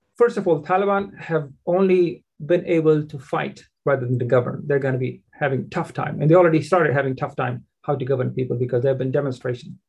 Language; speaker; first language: English; non-native, fluent; Persian